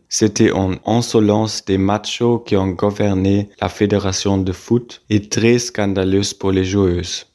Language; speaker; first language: French; non-native, fluent; German